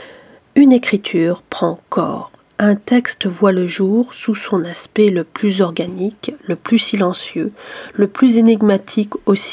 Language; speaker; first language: French; native; French